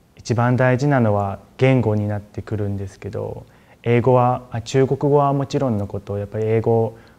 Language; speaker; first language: Japanese; native; Japanese